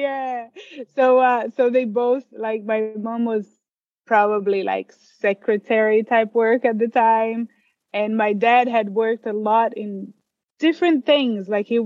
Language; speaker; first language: English; non-native, fluent; Portuguese